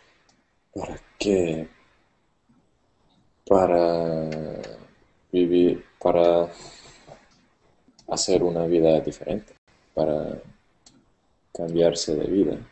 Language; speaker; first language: Spanish; non-native, learner; English